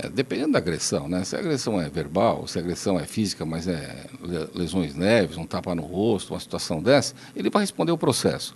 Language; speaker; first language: Portuguese; native; Portuguese